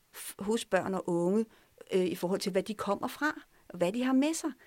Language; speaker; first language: Danish; early bilingual, other home language; French